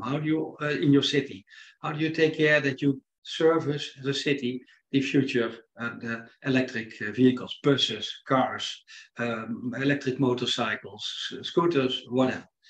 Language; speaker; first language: English; non-native, fluent; Dutch